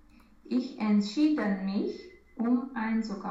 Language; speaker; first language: German; non-native, learner; Romanian